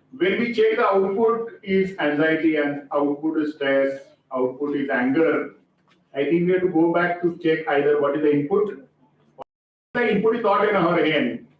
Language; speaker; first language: English; non-native, local second language; Marathi